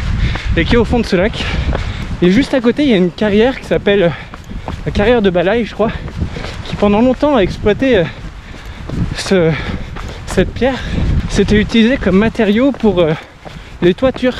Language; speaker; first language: French; native; French